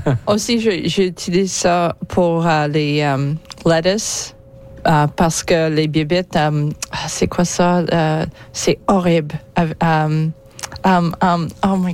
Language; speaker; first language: French; non-native, local second language; English